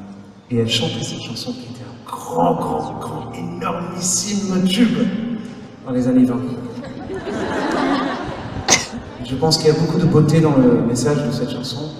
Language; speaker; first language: French; non-native, fluent; English